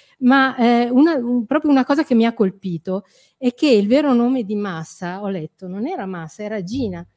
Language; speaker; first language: Italian; native; Italian